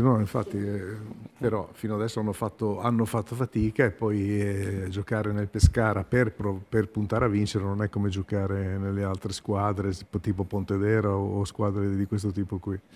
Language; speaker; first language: Italian; native; Italian